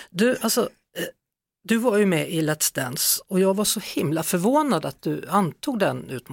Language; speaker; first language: Swedish; native; Swedish